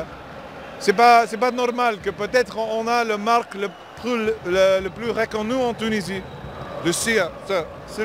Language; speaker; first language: French; non-native, fluent; English